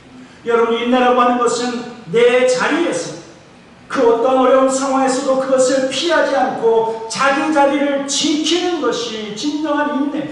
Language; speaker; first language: Korean; native; Korean